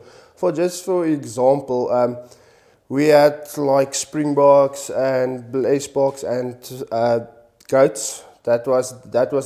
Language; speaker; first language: English; non-native, local second language; Afrikaans